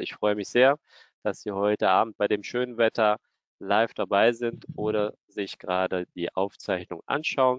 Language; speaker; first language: German; native; German